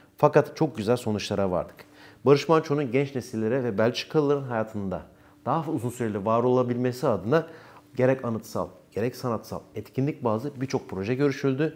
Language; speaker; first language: Turkish; native; Turkish